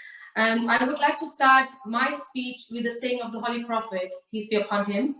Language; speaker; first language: English; early bilingual, other home language; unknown